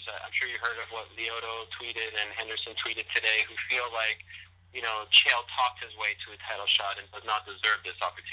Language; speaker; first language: English; native; English